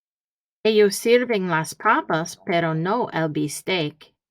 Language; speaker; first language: Spanish; early bilingual, heritage; Spanish